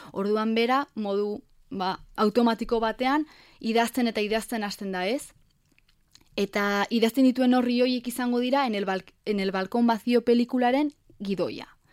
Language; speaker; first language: Basque; native; Basque